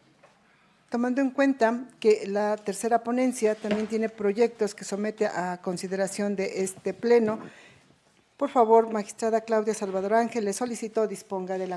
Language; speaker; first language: Spanish; native; Spanish